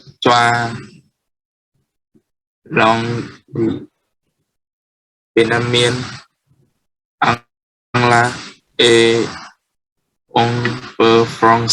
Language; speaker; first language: French; non-native, learner; Vietnamese